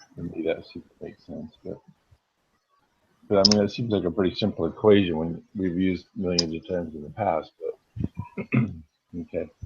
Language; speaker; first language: English; native; English